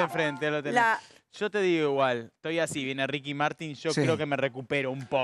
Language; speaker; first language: Spanish; native; Spanish